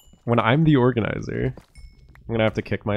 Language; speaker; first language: English; native; English